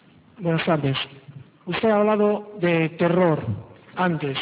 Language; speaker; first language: Spanish; non-native, local second language; Basque